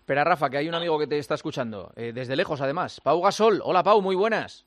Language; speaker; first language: Spanish; native; Spanish